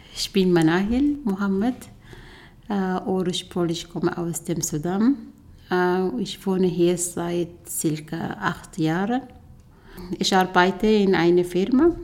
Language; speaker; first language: German; non-native, learner; Arabic